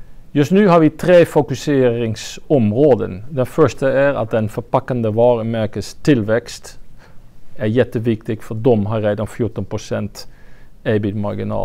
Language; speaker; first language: Swedish; non-native, fluent; French